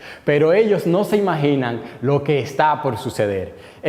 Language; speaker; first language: Spanish; native; Spanish